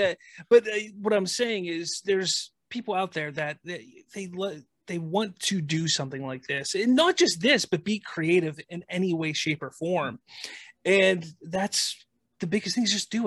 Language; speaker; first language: English; native; English